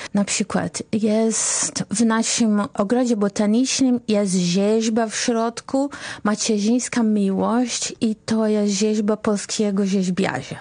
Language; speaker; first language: Polish; non-native, fluent; Portuguese